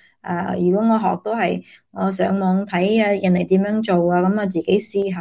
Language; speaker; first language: Cantonese; early bilingual, heritage; Cantonese